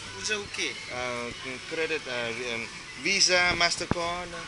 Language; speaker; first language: Portuguese; non-native, learner; Vietnamese